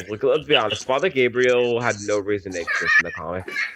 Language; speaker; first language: English; native; English